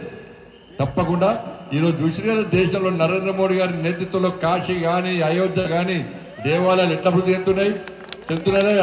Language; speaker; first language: Telugu; native; Telugu